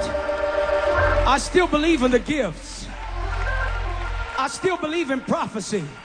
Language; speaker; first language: English; non-native, fluent; Portuguese